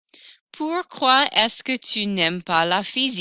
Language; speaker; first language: French; non-native, fluent; English